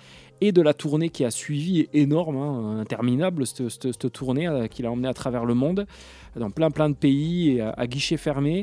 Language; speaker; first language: French; native; French